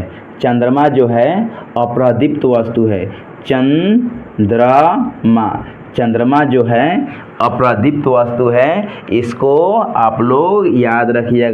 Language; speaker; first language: Hindi; native; Hindi